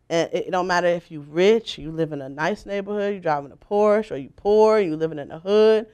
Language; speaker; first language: English; native; English